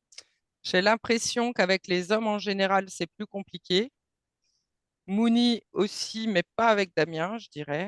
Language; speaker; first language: French; native; French